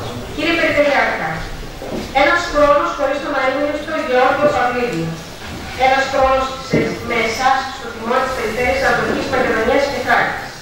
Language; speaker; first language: Greek; native; Greek